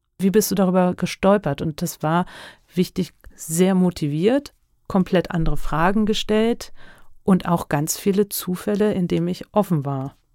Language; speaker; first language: German; early bilingual, other home language; Turkish